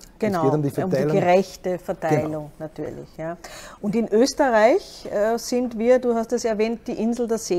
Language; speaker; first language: German; native; German